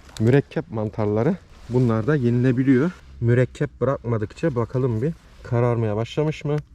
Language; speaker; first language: Turkish; early bilingual, heritage; Turkish